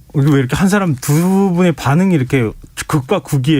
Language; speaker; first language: Korean; native; Korean